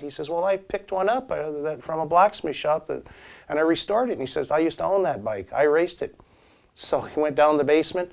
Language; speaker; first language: English; native; English